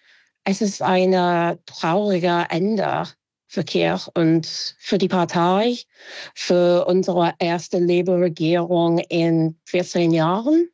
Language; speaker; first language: German; non-native, fluent; English